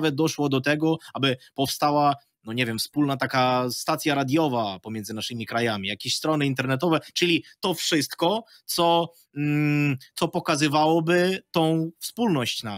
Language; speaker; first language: Polish; non-native, fluent; Ukrainian